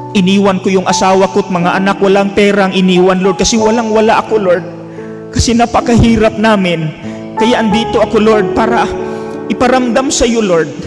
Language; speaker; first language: Filipino; non-native, local second language; Cebuano